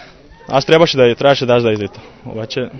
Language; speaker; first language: Bulgarian; non-native, learner; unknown